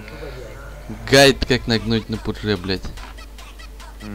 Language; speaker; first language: Russian; native; Russian